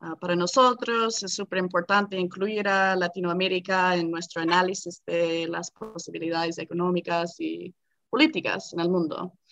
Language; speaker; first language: Spanish; non-native, fluent; English